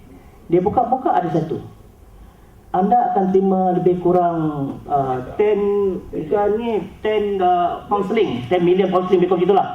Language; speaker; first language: Malay; native; Malay